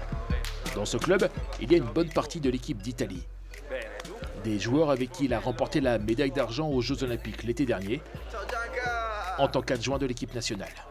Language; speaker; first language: French; native; French